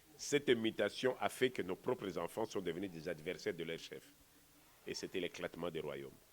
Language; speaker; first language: French; non-native, local second language; Kongo